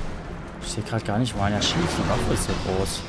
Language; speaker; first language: German; native; German